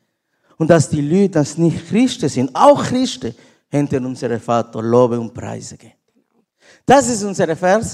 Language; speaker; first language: German; non-native, learner; Spanish